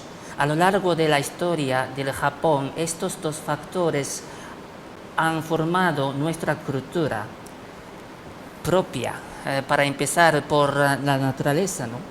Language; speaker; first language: Spanish; non-native, fluent; Japanese